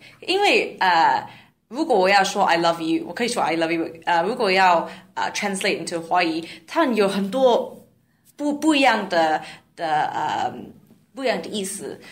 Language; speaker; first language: Chinese; non-native, learner; English